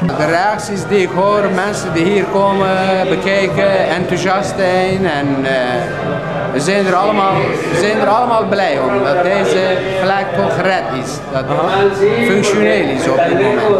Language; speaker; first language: Dutch; non-native, fluent; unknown